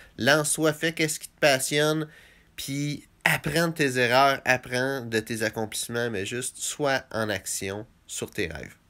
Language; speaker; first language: French; native; French